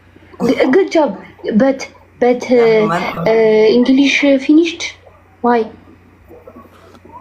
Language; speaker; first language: English; non-native, learner; Amharic